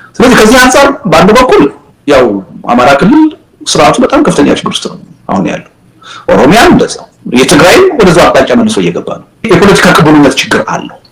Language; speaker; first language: Amharic; native; Amharic